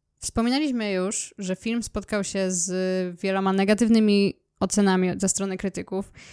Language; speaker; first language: Polish; native; Polish